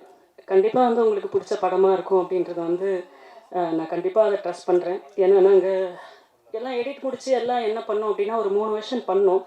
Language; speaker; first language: Tamil; native; Tamil